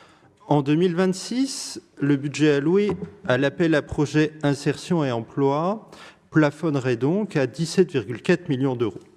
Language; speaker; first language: French; native; French